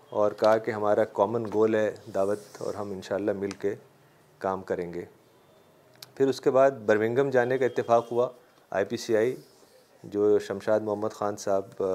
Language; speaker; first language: Urdu; native; Urdu